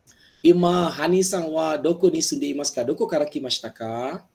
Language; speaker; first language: Japanese; non-native, fluent; Malay